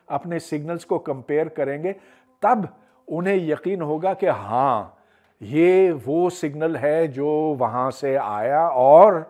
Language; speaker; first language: Urdu; native; Urdu